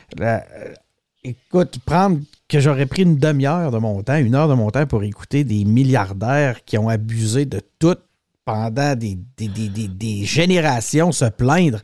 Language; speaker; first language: French; native; French